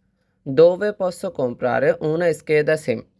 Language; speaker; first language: Italian; non-native, fluent; Bangla